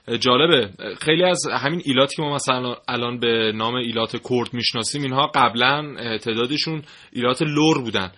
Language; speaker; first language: Persian; native; Persian